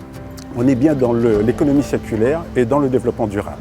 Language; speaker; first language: French; native; French